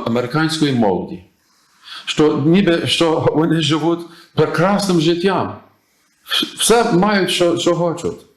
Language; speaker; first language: Ukrainian; native; Ukrainian